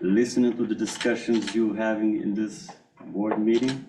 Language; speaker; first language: English; non-native, fluent; Portuguese